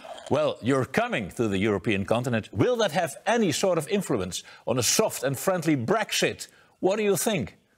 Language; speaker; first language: English; non-native, fluent; Dutch